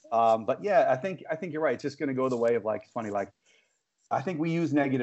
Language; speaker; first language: English; native; English